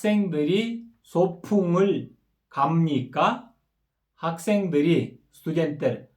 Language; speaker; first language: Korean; non-native, fluent; Kyrgyz